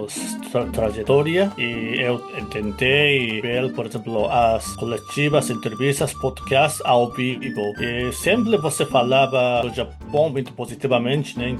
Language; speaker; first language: Portuguese; non-native, fluent; Japanese